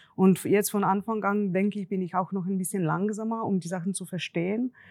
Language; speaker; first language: German; non-native, fluent; Slovenian